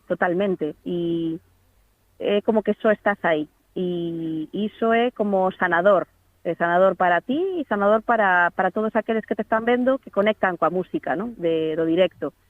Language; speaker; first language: Galician; native; Galician